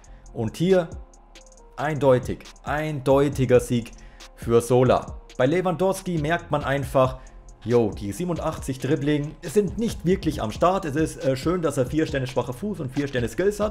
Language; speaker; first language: German; native; German